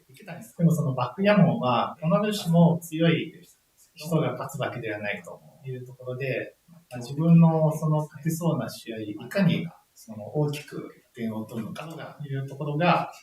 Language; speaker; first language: Japanese; native; Japanese